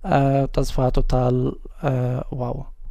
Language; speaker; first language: German; non-native, learner; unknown